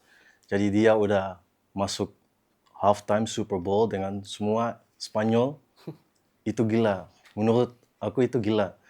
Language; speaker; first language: Indonesian; early bilingual, heritage; Dutch